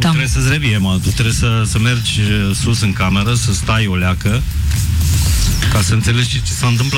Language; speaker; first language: Romanian; native; Romanian